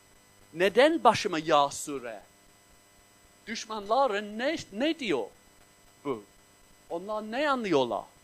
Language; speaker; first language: Turkish; non-native, fluent; English